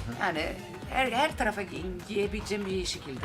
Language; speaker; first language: Turkish; early bilingual, heritage; Turkish